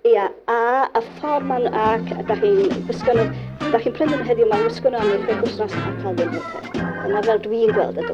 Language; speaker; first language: Welsh; native; Welsh